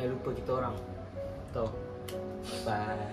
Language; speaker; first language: Malay; native; Malay